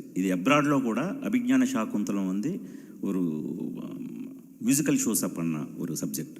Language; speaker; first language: Tamil; non-native, fluent; Telugu